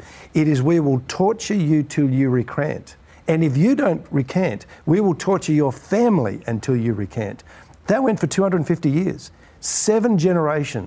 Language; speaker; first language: English; native; English